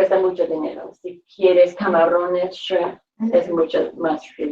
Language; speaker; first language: Spanish; non-native, fluent; English